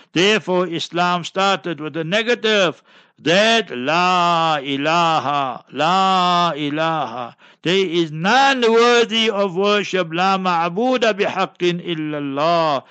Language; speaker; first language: English; native; English